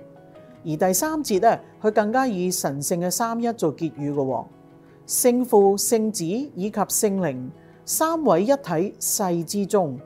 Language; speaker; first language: Chinese; native; Chinese